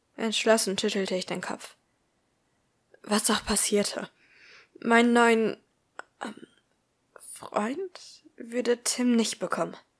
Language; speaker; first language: German; native; German